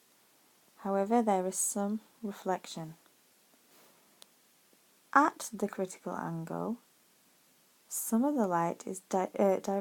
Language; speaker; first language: English; native; English